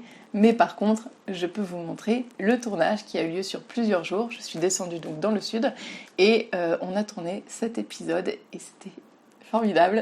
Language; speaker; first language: French; native; French